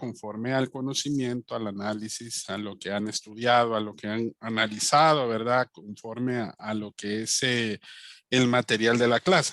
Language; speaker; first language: Spanish; native; Spanish